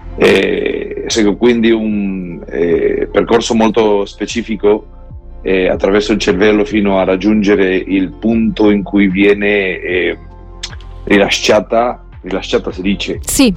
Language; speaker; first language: Italian; non-native, learner; Spanish